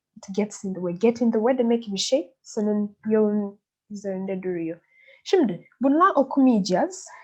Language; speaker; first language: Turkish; non-native, learner; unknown